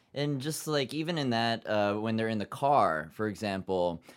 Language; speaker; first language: English; early bilingual, other home language; Japanese